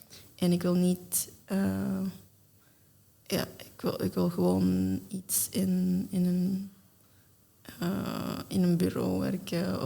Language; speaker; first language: Dutch; non-native, learner; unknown